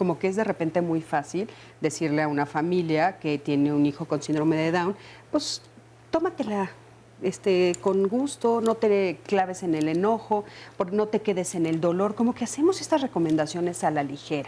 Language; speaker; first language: Spanish; native; Spanish